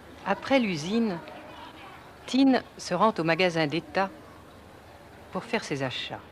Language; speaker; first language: French; native; French